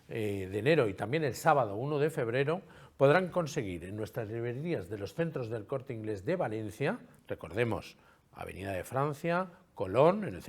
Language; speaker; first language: Spanish; native; Spanish